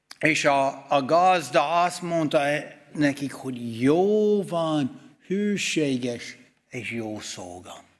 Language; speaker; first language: Hungarian; non-native, fluent; English